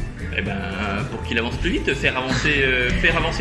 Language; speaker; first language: French; native; French